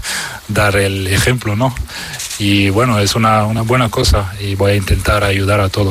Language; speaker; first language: Spanish; non-native, local second language; French